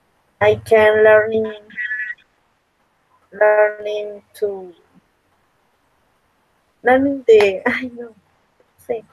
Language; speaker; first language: English; non-native, learner; Spanish